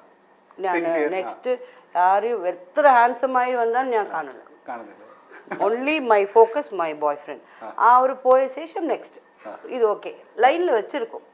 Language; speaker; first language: Malayalam; non-native, local second language; Tamil